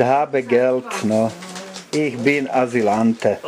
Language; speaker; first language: German; non-native, learner; Slovak